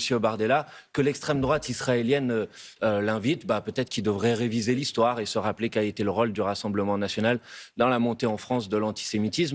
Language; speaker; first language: French; native; French